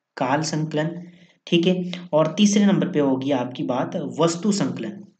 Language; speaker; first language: Hindi; native; Hindi